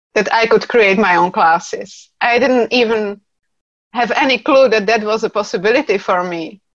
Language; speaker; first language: English; non-native, fluent; Czech